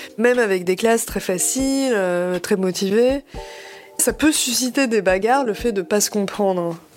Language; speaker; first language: French; native; French